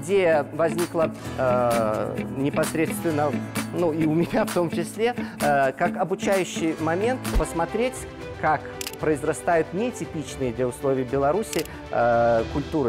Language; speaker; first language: Russian; native; Russian